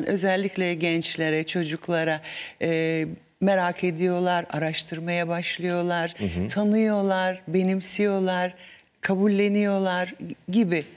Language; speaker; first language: Turkish; native; Turkish